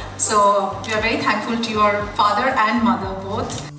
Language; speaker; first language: English; non-native, local second language; Bangla